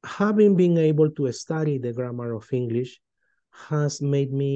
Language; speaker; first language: English; non-native, fluent; Spanish